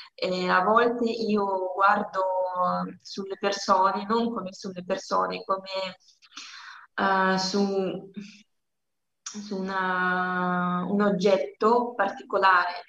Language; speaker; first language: Italian; non-native, learner; Russian